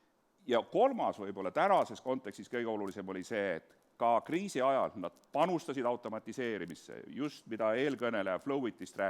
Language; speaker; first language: Estonian; native; Estonian